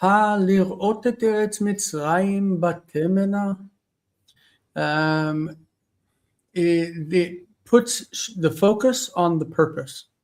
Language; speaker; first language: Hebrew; non-native, fluent; English